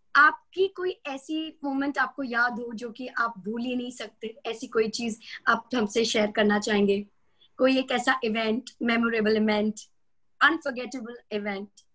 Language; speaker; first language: Hindi; native; Hindi